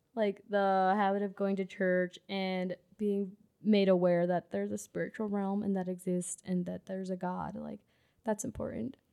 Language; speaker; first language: English; non-native, local second language; Pennsylvania German